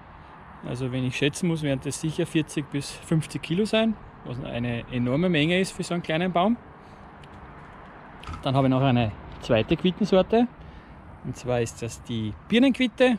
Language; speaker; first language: German; native; German